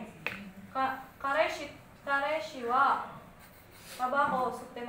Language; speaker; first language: Japanese; non-native, learner; Filipino